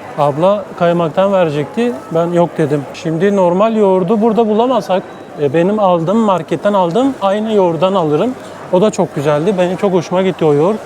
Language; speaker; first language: Turkish; native; Turkish